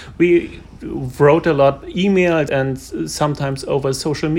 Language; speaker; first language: English; non-native, fluent; German